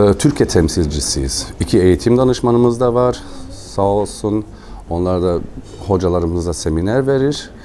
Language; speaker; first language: Turkish; non-native, fluent; German